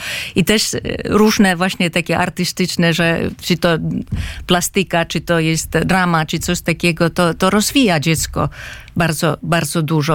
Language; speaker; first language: Polish; non-native, fluent; Finnish